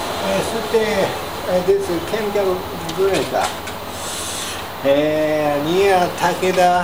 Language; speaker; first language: English; non-native, learner; Japanese